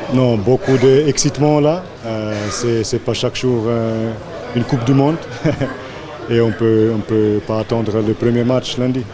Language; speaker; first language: French; non-native, fluent; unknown